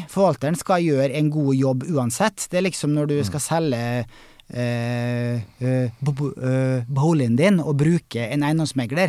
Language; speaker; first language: Norwegian; native; Norwegian